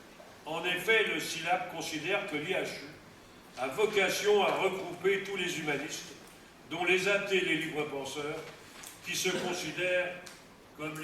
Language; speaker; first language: French; native; French